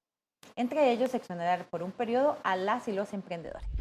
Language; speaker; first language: Spanish; native; Spanish